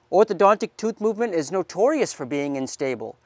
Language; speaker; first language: English; native; English